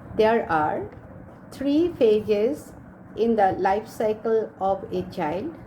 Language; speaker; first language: English; non-native, local second language; Assamese